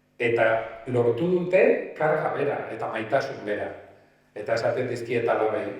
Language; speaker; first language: Basque; non-native, local second language; Spanish